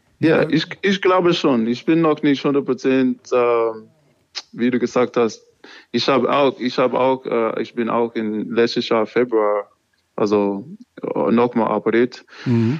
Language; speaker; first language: German; non-native, learner; English